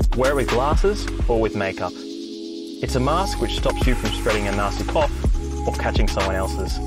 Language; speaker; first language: English; native; English